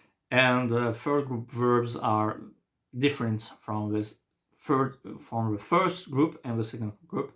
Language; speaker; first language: English; non-native, fluent; French